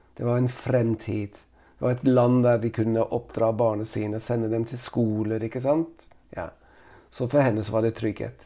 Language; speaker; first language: Norwegian; non-native, fluent; Italian